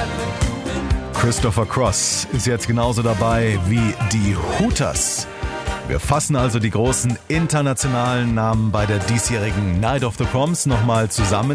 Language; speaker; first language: German; native; German